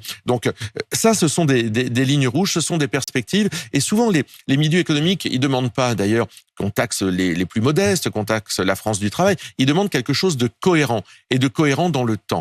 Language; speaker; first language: French; native; French